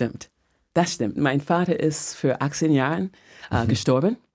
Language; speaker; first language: German; non-native, fluent; English